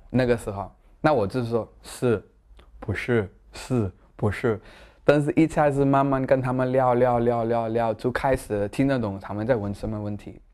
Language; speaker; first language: Chinese; non-native, fluent; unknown